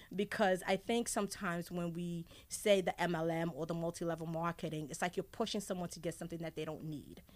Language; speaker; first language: English; early bilingual, other home language; Haitian Creole